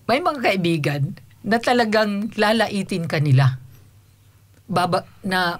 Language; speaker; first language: Filipino; non-native, local second language; Waray